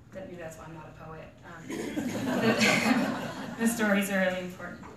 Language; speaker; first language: English; native; English